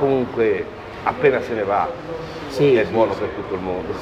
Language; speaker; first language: Italian; native; Italian